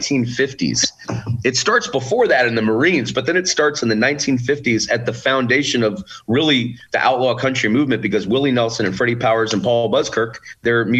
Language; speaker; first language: English; native; English